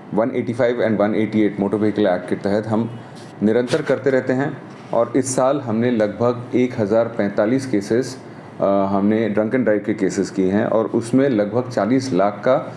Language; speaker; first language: Hindi; non-native, local second language; Marathi